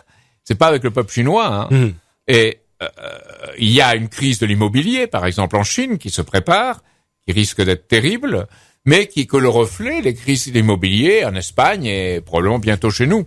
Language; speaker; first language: French; native; French